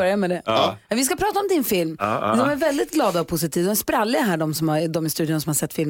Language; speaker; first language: Swedish; native; Swedish